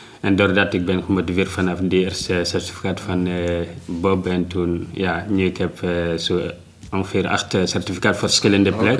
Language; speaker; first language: Dutch; non-native, learner; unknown